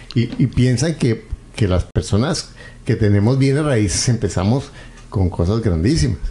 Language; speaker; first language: Spanish; native; Spanish